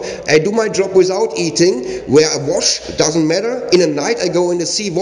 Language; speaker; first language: English; non-native, learner; German